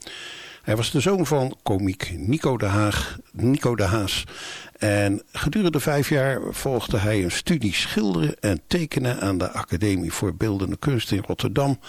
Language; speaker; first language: Dutch; native; Dutch